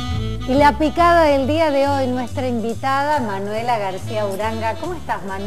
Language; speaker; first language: Spanish; native; Spanish